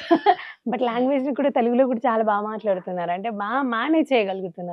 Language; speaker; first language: Telugu; native; Telugu